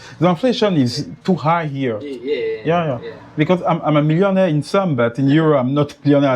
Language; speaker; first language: English; non-native, learner; French